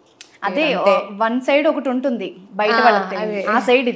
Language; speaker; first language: Telugu; native; Telugu